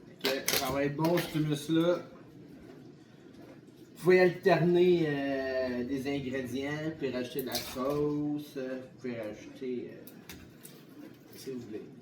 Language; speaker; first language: French; native; French